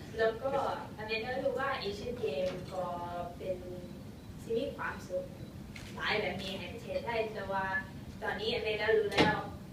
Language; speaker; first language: Thai; early bilingual, heritage; Thai